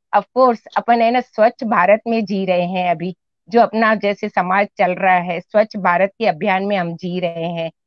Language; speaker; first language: Hindi; non-native, local second language; Sindhi